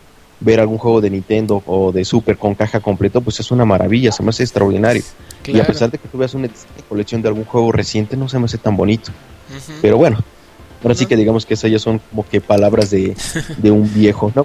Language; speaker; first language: Spanish; native; Spanish